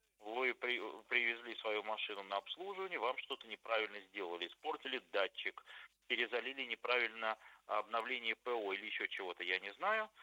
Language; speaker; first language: Russian; native; Russian